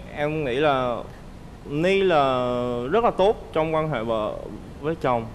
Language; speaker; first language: Vietnamese; early bilingual, other home language; Korean